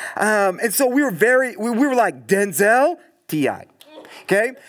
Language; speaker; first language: English; native; English